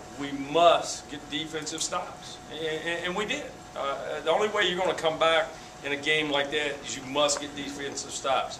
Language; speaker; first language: English; native; English